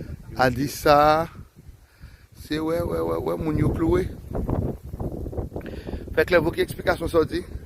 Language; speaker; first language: Haitian Creole; native; Haitian Creole